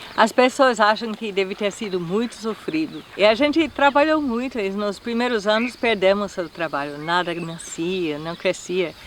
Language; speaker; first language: Portuguese; non-native, fluent; English